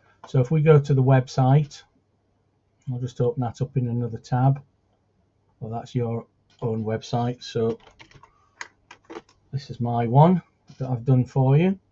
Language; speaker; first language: English; native; English